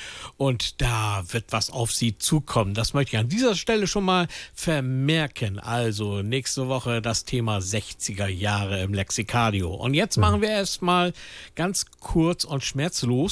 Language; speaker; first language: German; native; German